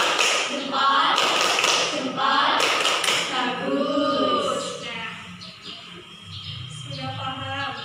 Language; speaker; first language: Indonesian; native; Indonesian